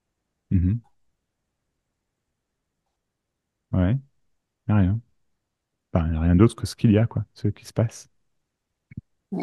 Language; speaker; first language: French; native; French